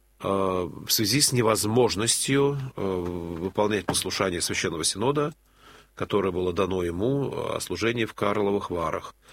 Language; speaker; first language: Russian; native; Russian